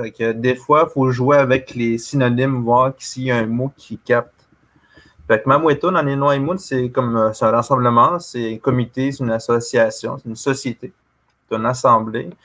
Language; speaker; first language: French; non-native, local second language; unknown